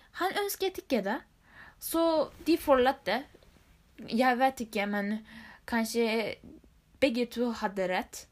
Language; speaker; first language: Norwegian; non-native, learner; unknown